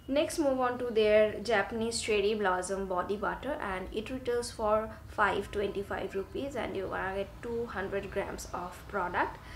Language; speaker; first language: English; non-native, local second language; Bangla